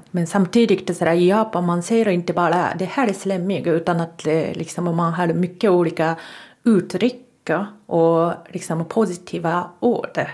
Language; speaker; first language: Swedish; non-native, fluent; Japanese